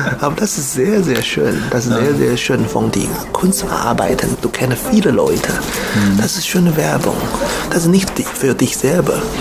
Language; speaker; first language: German; non-native, learner; Chinese